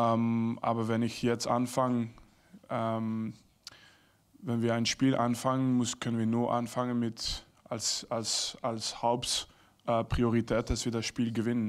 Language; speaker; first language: German; non-native, fluent; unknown